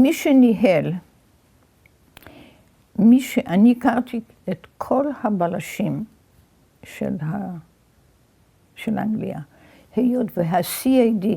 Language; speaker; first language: Hebrew; early bilingual, other home language; Yiddish